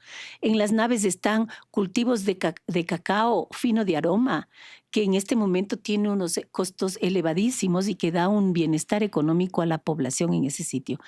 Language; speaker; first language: Spanish; native; Spanish